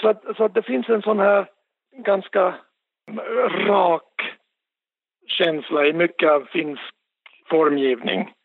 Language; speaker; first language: Swedish; non-native, local second language; Finnish